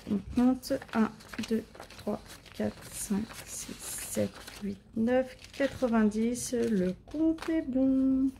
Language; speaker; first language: French; native; French